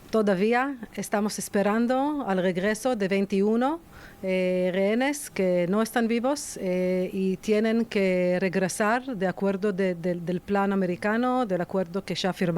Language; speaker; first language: Spanish; non-native, fluent; Hebrew